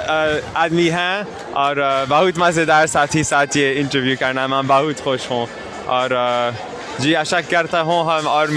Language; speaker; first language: Hindi; non-native, learner; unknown